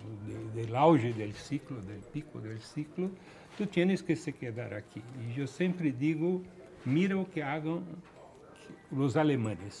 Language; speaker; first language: Spanish; non-native, fluent; Portuguese